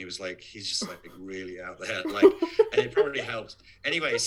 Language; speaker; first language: English; native; English